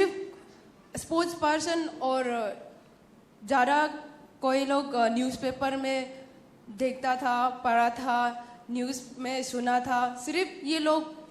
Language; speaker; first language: Hindi; non-native, local second language; Manipuri